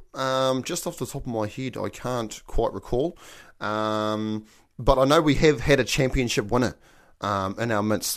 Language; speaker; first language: English; native; English